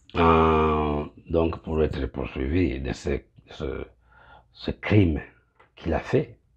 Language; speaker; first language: French; non-native, local second language; Kinyarwanda